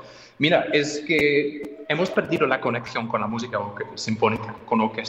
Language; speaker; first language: Spanish; non-native, fluent; English